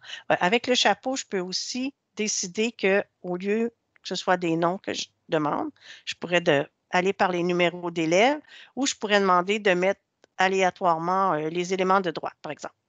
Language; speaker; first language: French; native; French